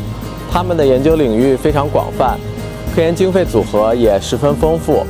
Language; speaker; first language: Chinese; native; Chinese